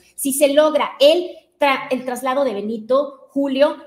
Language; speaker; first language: Spanish; native; Spanish